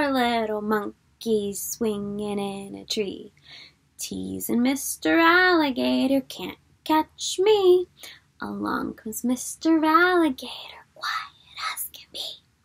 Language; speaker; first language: English; native; English